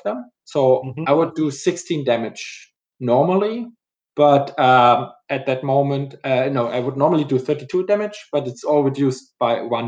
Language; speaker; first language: English; non-native, fluent; German